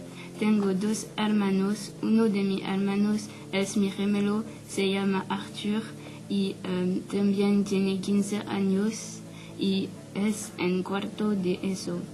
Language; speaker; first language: Spanish; non-native, learner; French